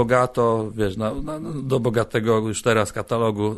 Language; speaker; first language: Polish; native; Polish